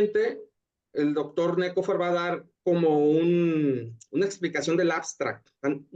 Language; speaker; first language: Spanish; native; Spanish